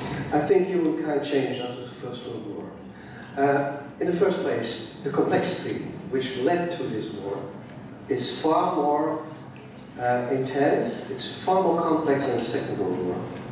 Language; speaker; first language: English; non-native, fluent; Dutch